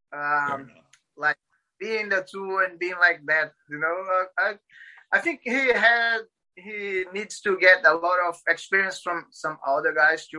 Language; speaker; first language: English; non-native, learner; Portuguese